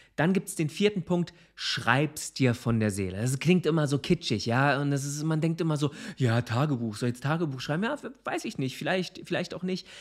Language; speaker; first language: German; native; German